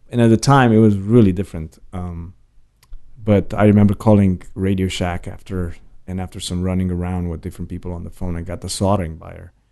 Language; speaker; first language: English; non-native, fluent; Romanian